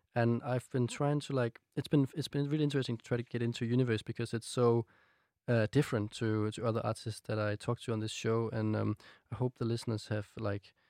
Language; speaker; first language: English; non-native, fluent; Danish